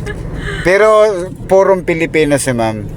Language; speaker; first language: Filipino; native; Filipino